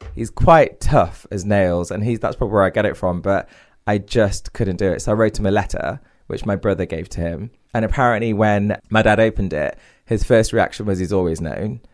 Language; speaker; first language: English; native; English